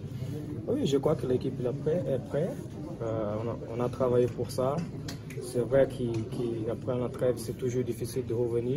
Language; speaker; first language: French; non-native, fluent; Portuguese